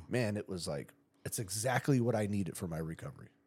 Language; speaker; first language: English; native; English